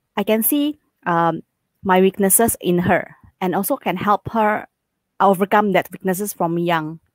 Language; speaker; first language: English; non-native, fluent; Indonesian